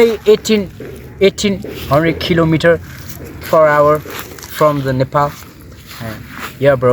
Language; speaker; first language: English; non-native, learner; Nepali